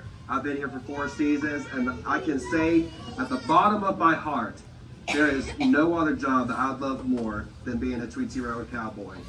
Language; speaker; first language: English; native; English